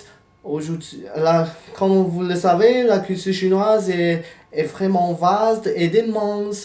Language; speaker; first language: French; non-native, fluent; Chinese